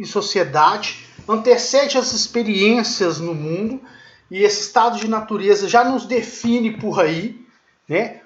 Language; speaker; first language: Portuguese; native; Portuguese